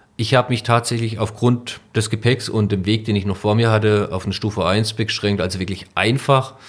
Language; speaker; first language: German; native; German